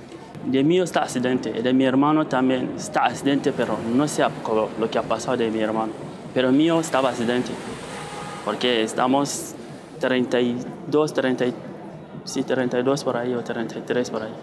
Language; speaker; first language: Spanish; non-native, learner; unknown